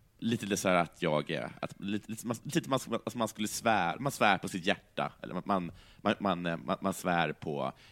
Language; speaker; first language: Swedish; native; Swedish